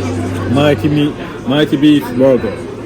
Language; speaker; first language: Japanese; non-native, fluent; French